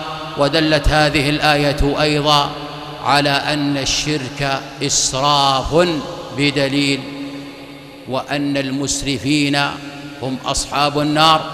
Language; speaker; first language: Arabic; native; Arabic